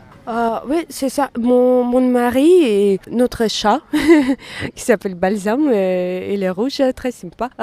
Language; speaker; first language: French; non-native, fluent; Russian